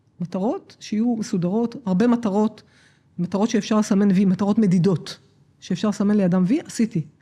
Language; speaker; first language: Hebrew; native; Hebrew